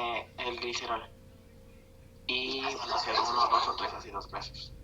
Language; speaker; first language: Spanish; native; Spanish